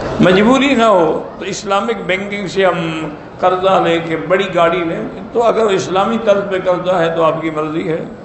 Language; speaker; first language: Urdu; native; Urdu